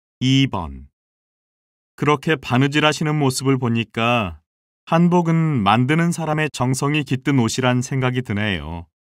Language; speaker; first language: Korean; native; Korean